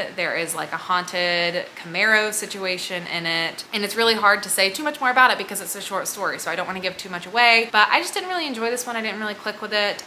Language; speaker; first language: English; native; English